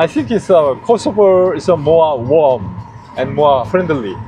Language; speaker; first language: English; non-native, learner; Korean